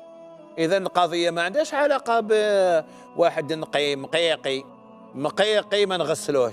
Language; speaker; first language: Arabic; native; Arabic